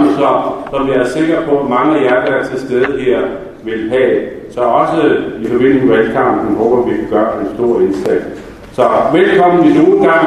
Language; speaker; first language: Danish; native; Danish